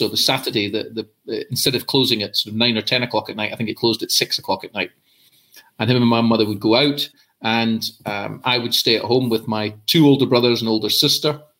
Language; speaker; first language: English; native; English